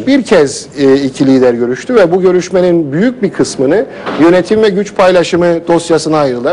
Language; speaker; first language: Turkish; native; Turkish